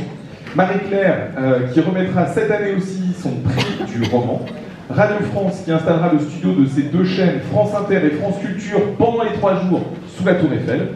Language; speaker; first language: French; native; French